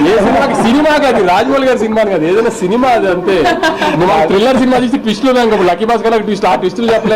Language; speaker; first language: Telugu; native; Telugu